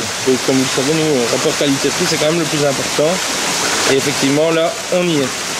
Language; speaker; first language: French; native; French